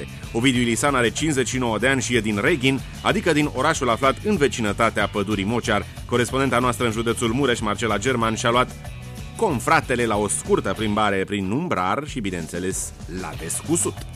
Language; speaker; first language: Romanian; native; Romanian